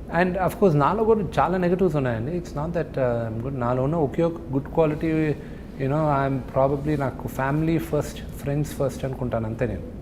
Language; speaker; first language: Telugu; native; Telugu